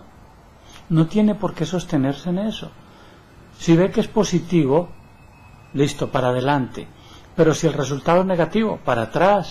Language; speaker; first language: Spanish; native; Spanish